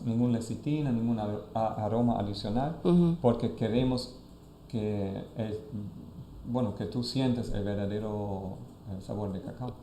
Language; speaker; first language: Spanish; non-native, fluent; German